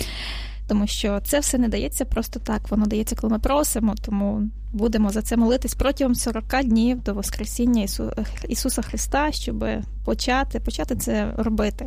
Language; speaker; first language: Ukrainian; native; Ukrainian